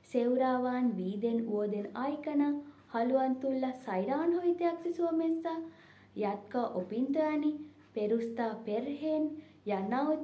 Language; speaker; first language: Finnish; non-native, learner; Sinhala